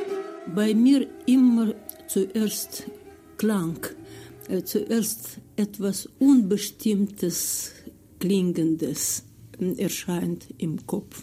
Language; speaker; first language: German; non-native, fluent; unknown